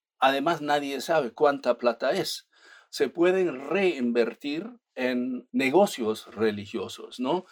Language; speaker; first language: Spanish; non-native, fluent; German